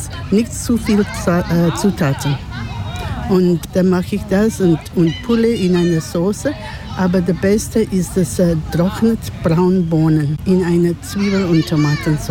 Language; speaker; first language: German; non-native, fluent; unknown